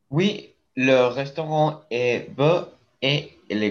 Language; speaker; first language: French; non-native, learner; Spanish